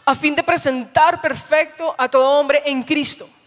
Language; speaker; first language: Spanish; native; Spanish